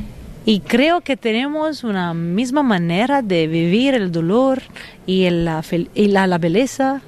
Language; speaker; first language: Spanish; non-native, fluent; Italian